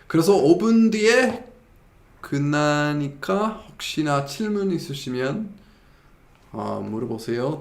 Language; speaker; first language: Korean; non-native, fluent; English